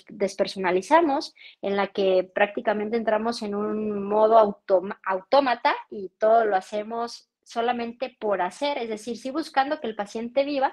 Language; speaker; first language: Spanish; native; Spanish